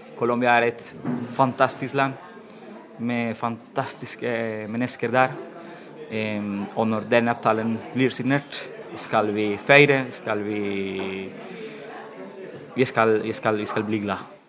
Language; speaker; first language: Norwegian; non-native, fluent; Spanish